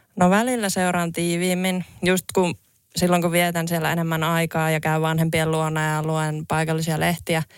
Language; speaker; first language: Finnish; native; Finnish